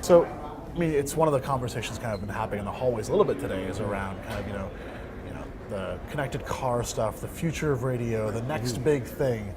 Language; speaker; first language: English; native; English